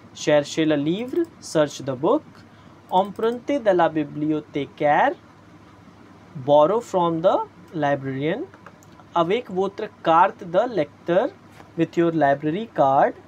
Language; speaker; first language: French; non-native, fluent; Hindi